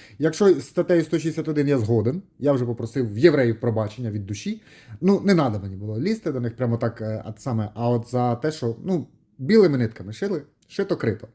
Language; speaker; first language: Ukrainian; non-native, local second language; Russian